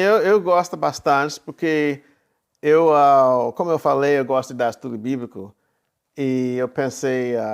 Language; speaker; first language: Portuguese; non-native, fluent; English